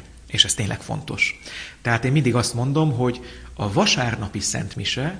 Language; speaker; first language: Hungarian; native; Hungarian